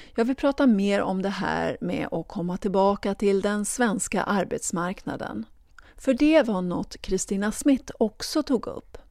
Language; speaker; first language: Swedish; native; Swedish